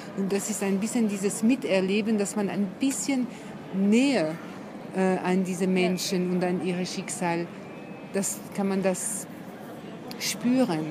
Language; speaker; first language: German; non-native, fluent; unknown